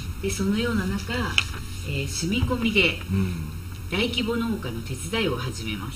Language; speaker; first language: Japanese; native; Japanese